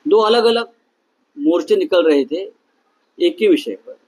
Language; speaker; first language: Hindi; non-native, local second language; Marathi